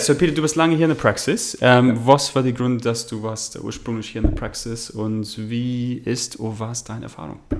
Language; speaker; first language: German; non-native, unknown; English